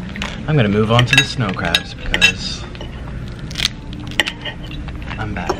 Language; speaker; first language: English; non-native, local second language; Spanish